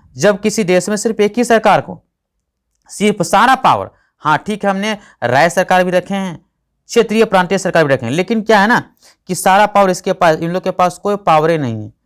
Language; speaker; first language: Hindi; native; Hindi